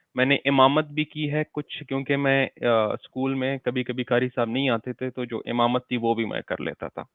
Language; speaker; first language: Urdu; non-native, local second language; Pashto